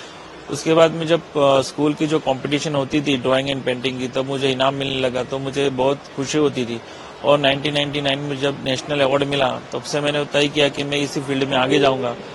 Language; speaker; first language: Hindi; non-native, local second language; Gujarati